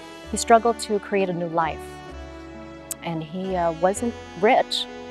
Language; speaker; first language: English; early bilingual, other home language; Vietnamese